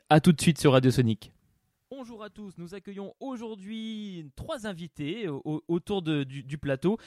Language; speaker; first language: French; native; French